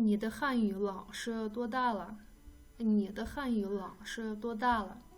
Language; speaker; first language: Chinese; non-native, fluent; Kyrgyz